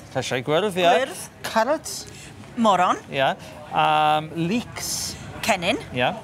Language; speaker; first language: Welsh; native; Welsh